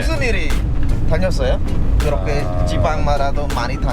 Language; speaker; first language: Korean; non-native, learner; Khmer